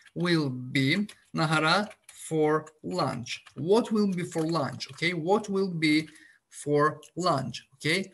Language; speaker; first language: English; non-native, fluent; Azerbaijani